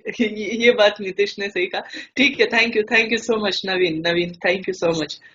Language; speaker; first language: Hindi; native; Hindi